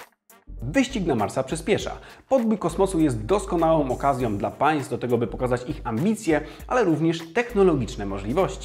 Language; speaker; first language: Polish; native; Polish